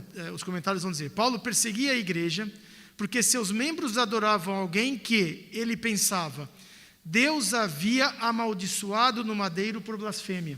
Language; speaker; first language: Portuguese; native; Portuguese